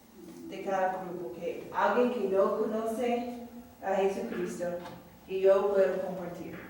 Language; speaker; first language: Spanish; non-native, fluent; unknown